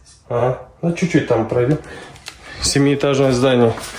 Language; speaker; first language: Russian; native; Russian